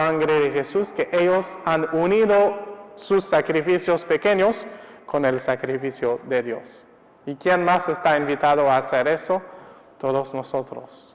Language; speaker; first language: Spanish; non-native, fluent; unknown